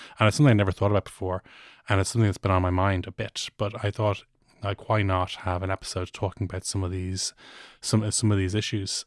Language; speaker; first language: English; native; English